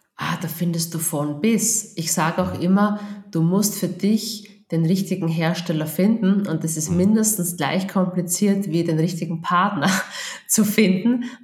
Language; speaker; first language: German; native; German